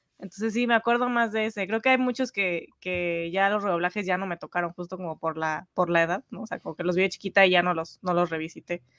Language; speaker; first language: Spanish; native; Spanish